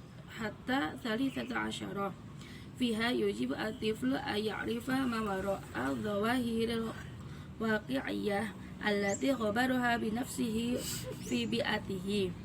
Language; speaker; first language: Arabic; non-native, learner; Indonesian